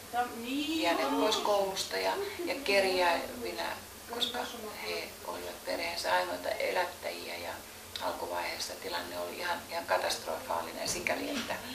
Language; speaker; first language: Finnish; native; Finnish